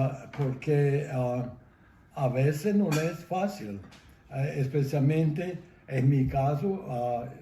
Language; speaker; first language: Spanish; non-native, fluent; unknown